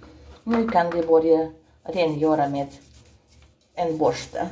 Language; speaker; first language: Swedish; non-native, learner; Russian